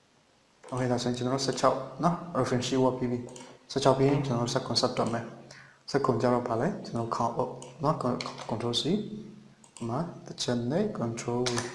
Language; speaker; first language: Burmese; native; Burmese